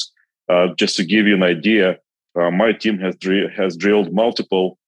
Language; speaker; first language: English; non-native, fluent; Kazakh